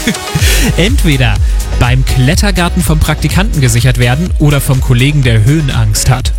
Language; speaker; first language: German; native; German